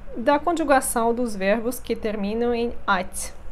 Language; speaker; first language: Portuguese; non-native, fluent; Russian